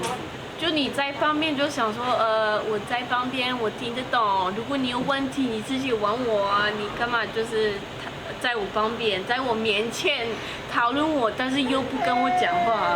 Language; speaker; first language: Chinese; non-native, fluent; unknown